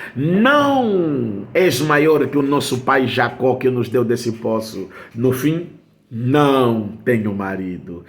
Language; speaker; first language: Portuguese; native; Portuguese